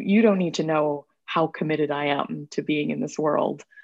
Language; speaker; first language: English; native; English